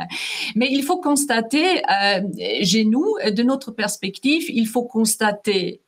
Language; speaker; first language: French; non-native, fluent; German